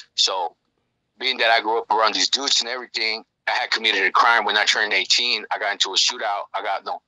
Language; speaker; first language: English; native; English